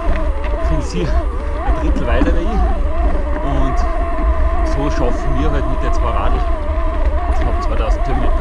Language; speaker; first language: German; native; German